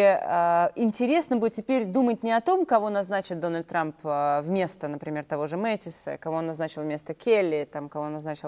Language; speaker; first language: Russian; native; Russian